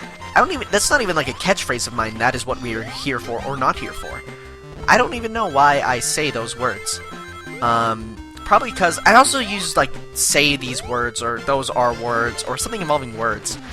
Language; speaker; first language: English; native; English